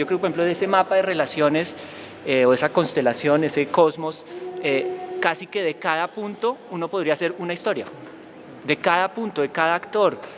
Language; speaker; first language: Spanish; native; Spanish